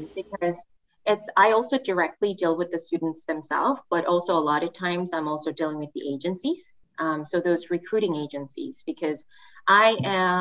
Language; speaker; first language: English; non-native, fluent; Korean